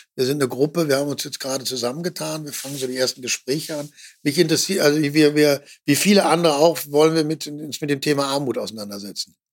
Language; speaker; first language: German; native; German